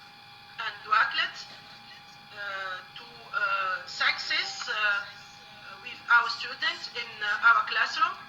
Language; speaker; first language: English; non-native, learner; Arabic